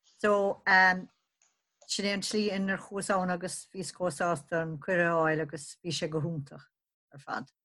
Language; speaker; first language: Irish; native; Irish